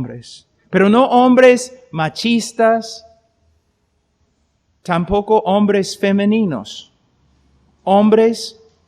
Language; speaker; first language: Spanish; non-native, fluent; English